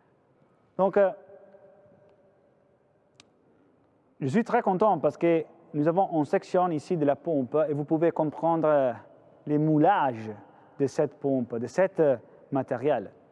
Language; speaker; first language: French; non-native, fluent; Italian